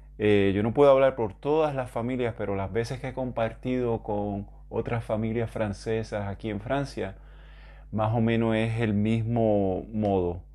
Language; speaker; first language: Spanish; native; Spanish